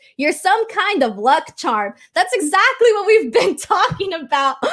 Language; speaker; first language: English; native; English